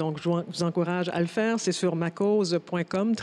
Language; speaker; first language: French; native; French